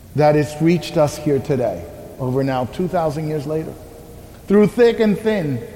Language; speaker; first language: English; early bilingual, other home language; Spanish